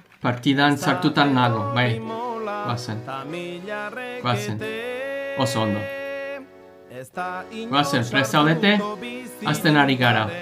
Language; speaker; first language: Basque; non-native, learner; English